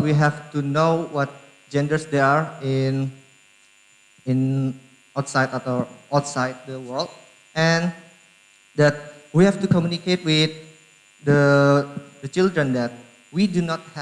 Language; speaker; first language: English; non-native, learner; Indonesian